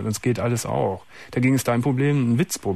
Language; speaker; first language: German; native; German